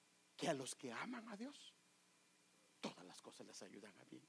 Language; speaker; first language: Spanish; native; Spanish